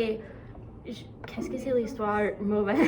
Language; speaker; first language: French; non-native, learner; English